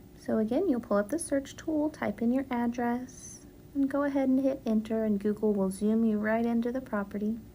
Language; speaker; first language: English; native; English